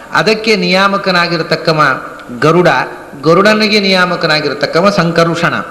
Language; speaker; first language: Kannada; non-native, local second language; Tulu